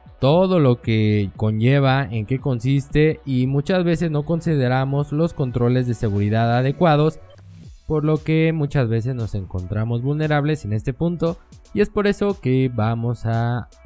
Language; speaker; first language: Spanish; native; Spanish